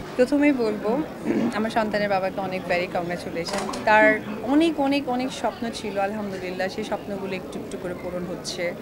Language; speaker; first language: Bangla; native; Bangla